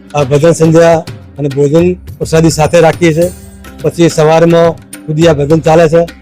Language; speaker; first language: Gujarati; non-native, local second language; Marwari